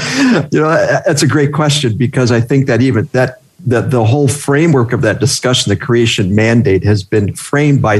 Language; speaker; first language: English; native; English